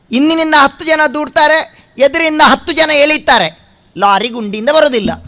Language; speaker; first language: Kannada; non-native, local second language; Tulu